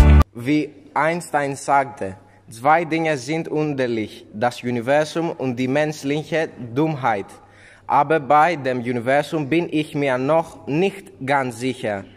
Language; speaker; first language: German; non-native, learner; Greek